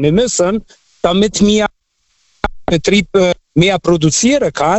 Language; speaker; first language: German; non-native, fluent; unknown